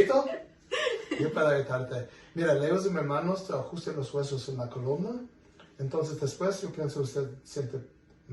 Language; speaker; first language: Spanish; non-native, learner; English